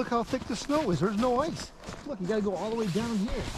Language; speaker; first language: English; native; English